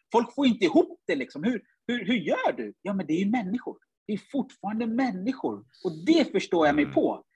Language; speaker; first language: Swedish; early bilingual, other home language; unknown